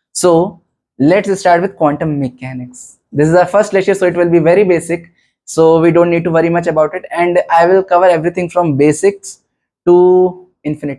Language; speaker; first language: English; non-native, local second language; Hindi